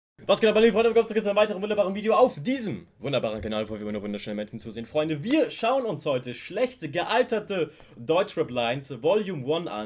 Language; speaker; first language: German; native; German